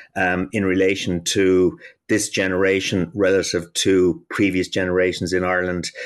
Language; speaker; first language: English; native; English